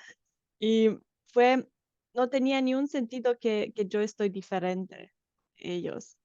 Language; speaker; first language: Spanish; non-native, fluent; Romanian